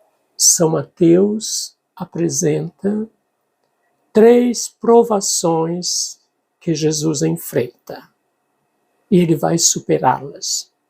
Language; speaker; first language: Portuguese; native; Portuguese